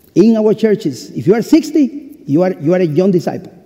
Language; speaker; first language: English; non-native, fluent; Spanish